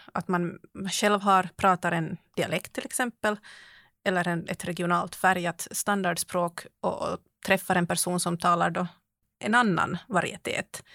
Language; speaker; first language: Swedish; native; Swedish